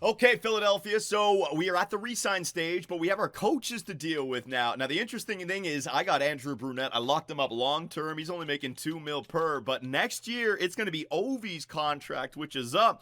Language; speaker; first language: English; native; English